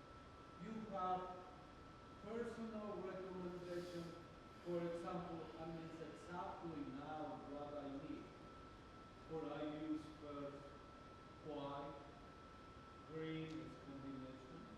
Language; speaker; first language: English; non-native, learner; Spanish